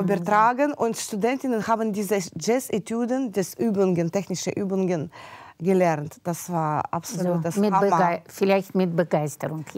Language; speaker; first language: German; non-native, fluent; Russian